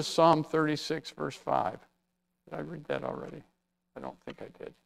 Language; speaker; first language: English; native; English